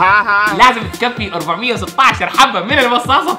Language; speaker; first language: Arabic; native; Arabic